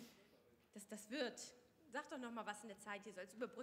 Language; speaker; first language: German; native; German